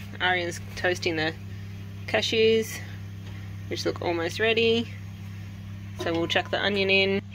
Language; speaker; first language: English; native; English